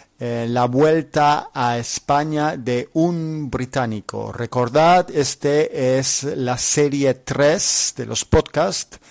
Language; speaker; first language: Spanish; non-native, fluent; English